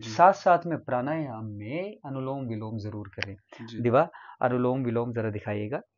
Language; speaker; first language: Hindi; non-native, local second language; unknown